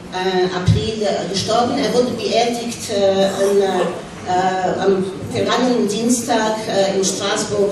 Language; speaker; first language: German; non-native, fluent; Russian